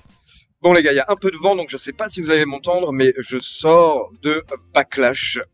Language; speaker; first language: French; native; French